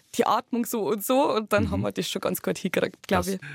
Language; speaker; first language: German; native; German